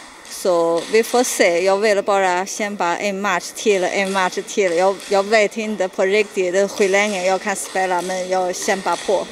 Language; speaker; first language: Swedish; non-native, learner; Chinese